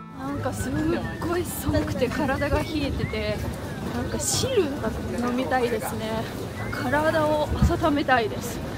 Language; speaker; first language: Japanese; non-native, fluent; Russian